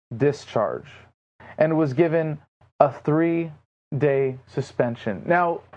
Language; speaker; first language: English; native; English